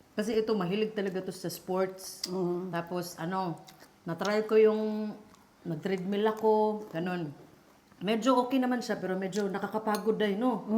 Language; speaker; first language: Filipino; non-native, local second language; Cebuano